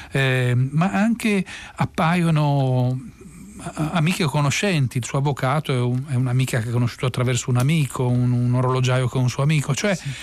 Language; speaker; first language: Italian; native; Italian